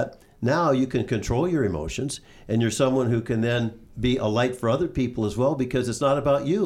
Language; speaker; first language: English; native; English